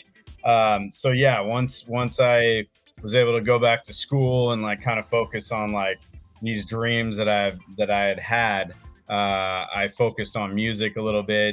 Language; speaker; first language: English; native; English